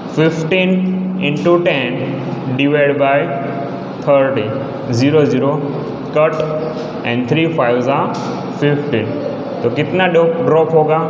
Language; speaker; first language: Hindi; non-native, local second language; Gujarati